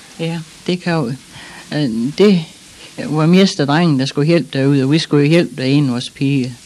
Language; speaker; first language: Danish; native; Danish